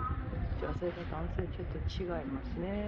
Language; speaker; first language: Japanese; non-native, fluent; Chinese